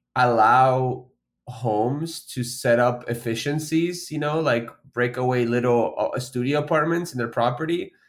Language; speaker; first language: English; native; English